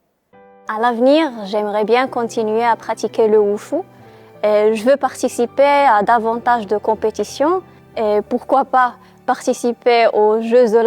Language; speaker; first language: French; non-native, local second language; Arabic